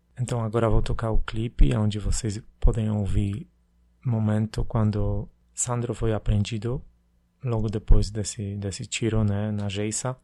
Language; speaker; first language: Portuguese; non-native, fluent; Polish